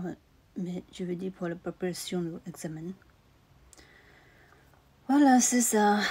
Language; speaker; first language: French; non-native, learner; Tibetan